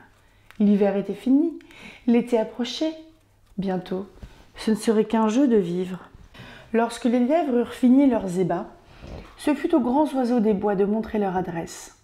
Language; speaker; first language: French; native; French